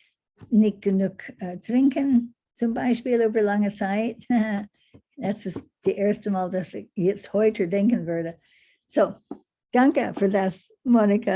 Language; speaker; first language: German; non-native, learner; English